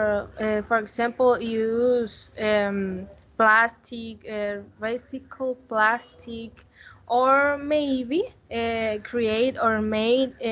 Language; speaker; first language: English; non-native, learner; Spanish